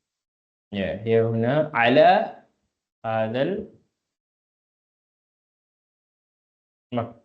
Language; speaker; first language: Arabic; non-native, fluent; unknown